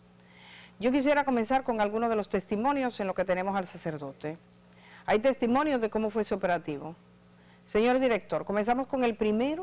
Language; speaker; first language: Spanish; native; Spanish